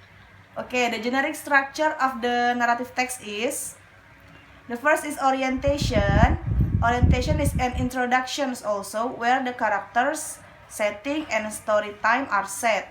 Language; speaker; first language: English; non-native, learner; Indonesian